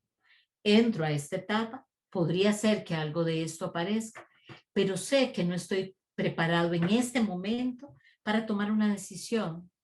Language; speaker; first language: Spanish; native; Spanish